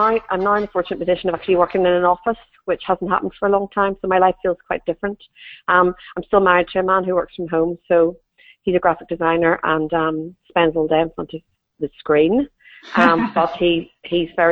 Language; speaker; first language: English; native; English